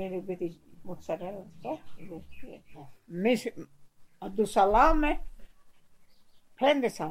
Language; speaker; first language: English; non-native, learner; Italian